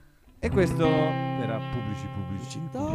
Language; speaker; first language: Italian; native; Italian